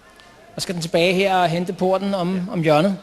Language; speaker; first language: Danish; native; Danish